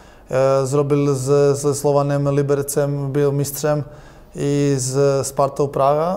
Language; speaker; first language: Polish; non-native, learner; Croatian